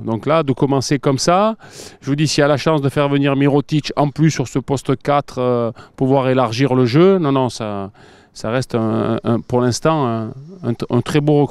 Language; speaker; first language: French; native; French